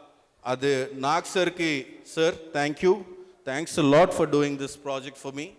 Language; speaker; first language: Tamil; non-native, learner; Telugu